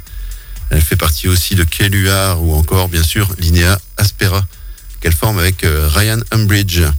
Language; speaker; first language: French; native; French